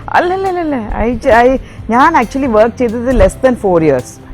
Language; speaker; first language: Malayalam; non-native, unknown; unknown